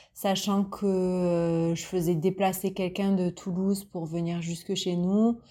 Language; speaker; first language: French; native; French